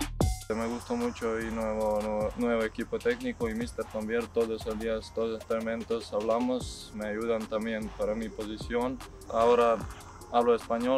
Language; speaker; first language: Spanish; non-native, learner; Serbian